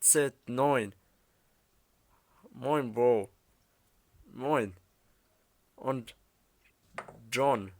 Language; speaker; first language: German; early bilingual, other home language; Arabic